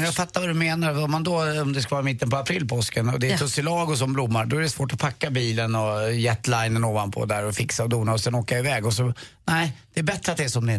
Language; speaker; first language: Swedish; native; Swedish